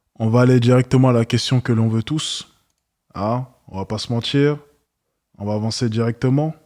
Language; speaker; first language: French; native; French